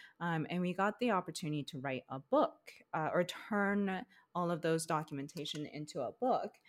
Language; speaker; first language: English; early bilingual, other home language; Chinese